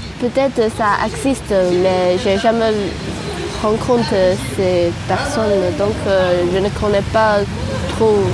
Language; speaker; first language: French; non-native, learner; Chinese